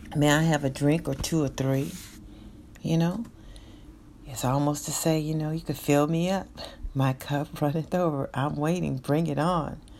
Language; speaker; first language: English; native; English